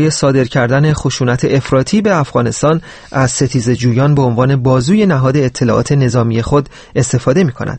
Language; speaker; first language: Persian; native; Persian